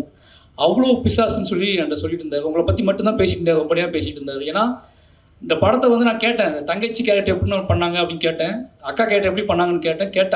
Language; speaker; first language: Tamil; native; Tamil